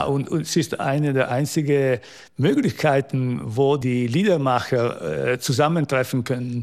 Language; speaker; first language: German; non-native, local second language; Italian